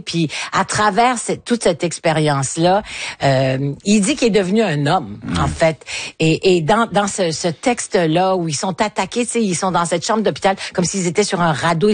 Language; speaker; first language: French; native; French